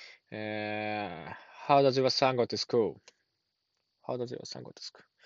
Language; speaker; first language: English; non-native, learner; Japanese